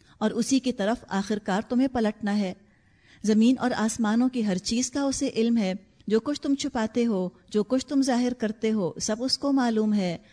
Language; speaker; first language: Urdu; native; Urdu